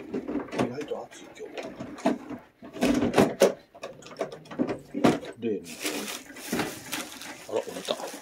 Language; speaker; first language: Japanese; native; Japanese